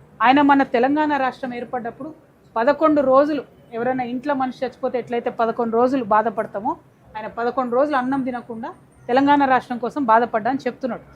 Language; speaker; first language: Telugu; native; Telugu